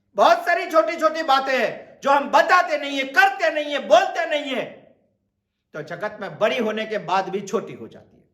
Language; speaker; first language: Hindi; non-native, local second language; Gujarati